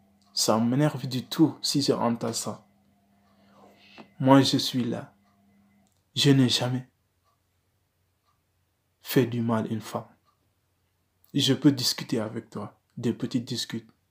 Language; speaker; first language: French; non-native, learner; Wolof